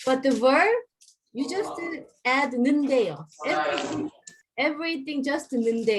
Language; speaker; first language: English; non-native, fluent; Korean